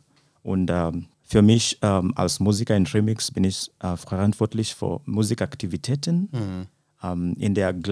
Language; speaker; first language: German; non-native, fluent; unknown